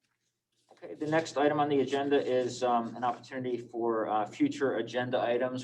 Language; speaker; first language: English; native; English